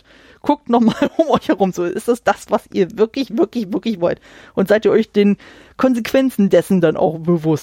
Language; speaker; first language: German; native; German